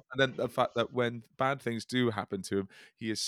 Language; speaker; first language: English; native; English